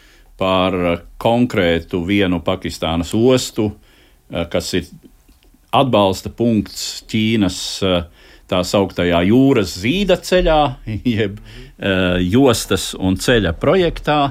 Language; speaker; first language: Latvian; native; Latvian